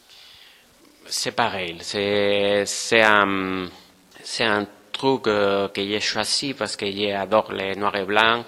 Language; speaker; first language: French; non-native, fluent; Spanish